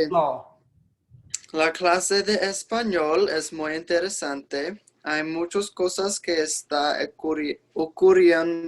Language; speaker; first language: Spanish; non-native, learner; English